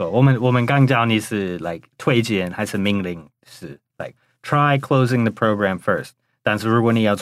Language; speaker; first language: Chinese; non-native, fluent; English